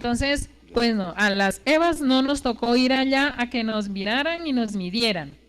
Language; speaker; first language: Spanish; native; Spanish